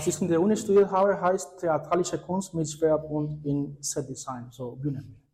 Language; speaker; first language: German; non-native, fluent; Spanish